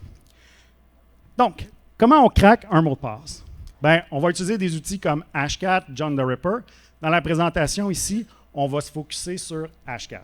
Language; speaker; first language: French; native; French